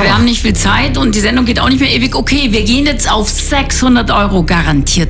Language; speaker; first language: German; native; German